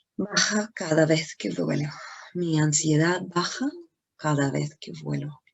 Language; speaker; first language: Spanish; non-native, learner; English